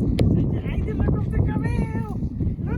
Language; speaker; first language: Dutch; native; Dutch